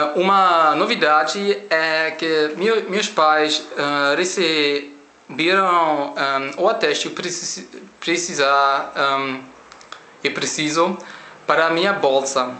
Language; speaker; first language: Portuguese; non-native, learner; German